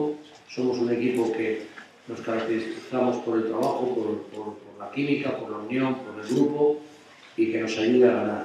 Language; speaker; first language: Spanish; native; Spanish